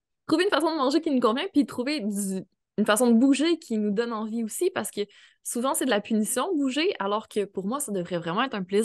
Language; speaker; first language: French; native; French